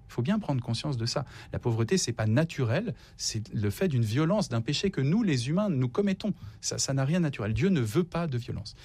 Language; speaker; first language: French; native; French